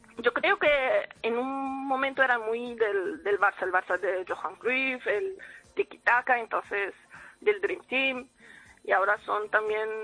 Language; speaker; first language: Spanish; non-native, fluent; Arabic